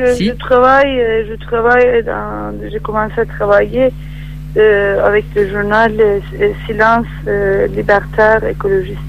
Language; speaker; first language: French; non-native, fluent; Turkish